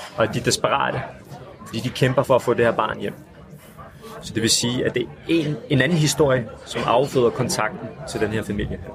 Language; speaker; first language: Danish; early bilingual, other home language; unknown